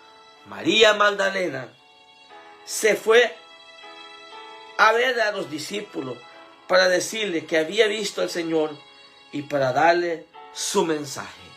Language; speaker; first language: Spanish; native; Spanish